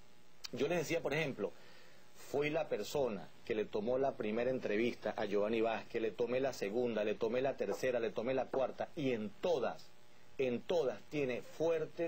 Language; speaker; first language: Spanish; native; Spanish